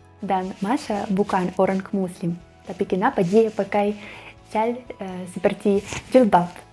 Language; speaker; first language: Indonesian; non-native, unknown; Russian